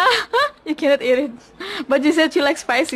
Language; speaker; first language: English; non-native, learner; Indonesian